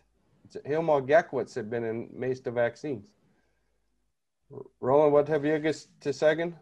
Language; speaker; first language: Dutch; non-native, learner; English